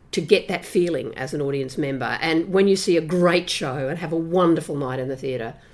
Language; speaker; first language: English; native; English